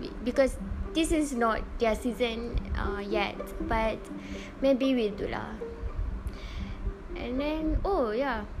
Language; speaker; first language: English; non-native, learner; Malay